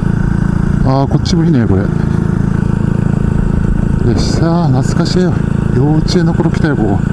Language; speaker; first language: Japanese; native; Japanese